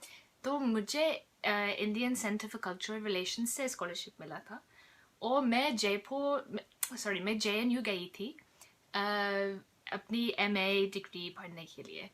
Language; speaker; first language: Hindi; non-native, fluent; English